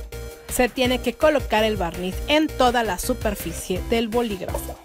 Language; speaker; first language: Spanish; native; Spanish